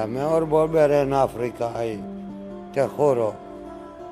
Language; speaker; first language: Spanish; non-native, learner; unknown